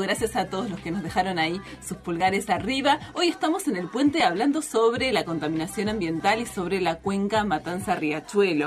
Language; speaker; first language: Spanish; native; Spanish